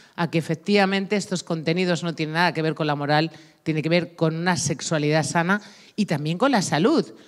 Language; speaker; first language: Spanish; native; Spanish